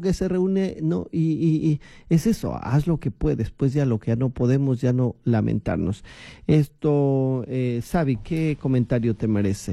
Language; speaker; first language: Spanish; native; Spanish